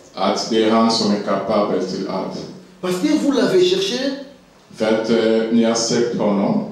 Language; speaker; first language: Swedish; non-native, learner; Lingala